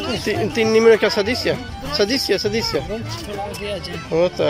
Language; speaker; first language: Russian; non-native, learner; Urdu